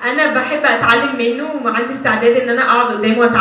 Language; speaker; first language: Arabic; native; Arabic